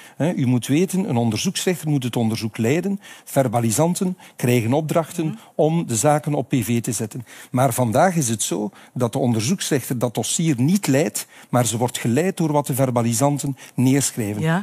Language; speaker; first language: Dutch; native; Dutch